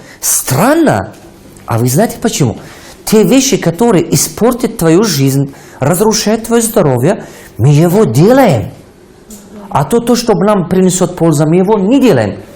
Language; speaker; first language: Russian; non-native, local second language; Tajik